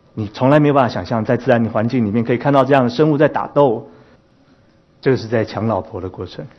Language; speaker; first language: Chinese; native; Chinese